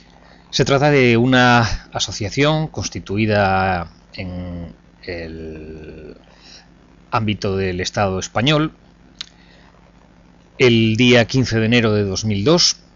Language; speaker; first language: Spanish; native; Spanish